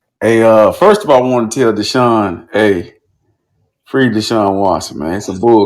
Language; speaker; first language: English; native; English